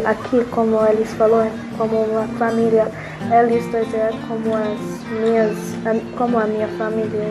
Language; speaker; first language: Portuguese; early bilingual, heritage; Portuguese